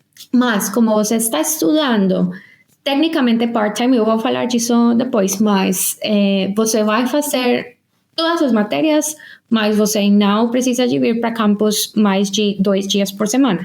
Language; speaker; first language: Portuguese; non-native, fluent; Spanish